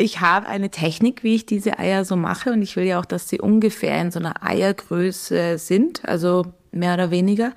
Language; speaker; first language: German; native; German